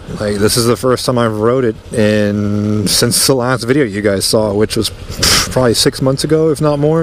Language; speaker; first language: English; native; English